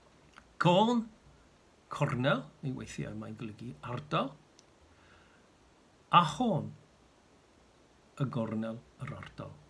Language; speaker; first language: Welsh; native; Welsh